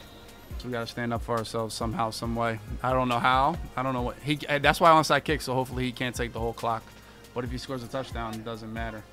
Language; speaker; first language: English; native; English